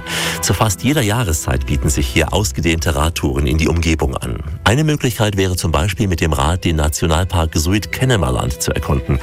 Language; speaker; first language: German; native; German